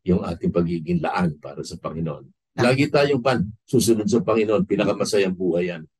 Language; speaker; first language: Filipino; native; Filipino